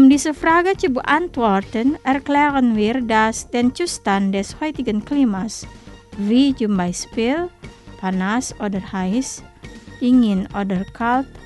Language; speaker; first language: German; non-native, fluent; Indonesian